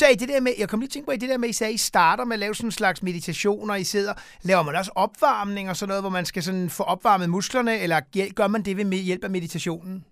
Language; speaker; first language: Danish; native; Danish